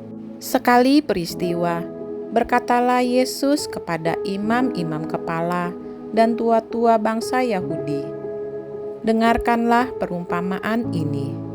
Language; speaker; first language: Indonesian; native; Indonesian